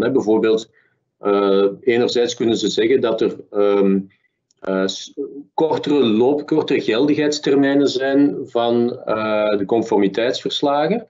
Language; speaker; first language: Dutch; native; Dutch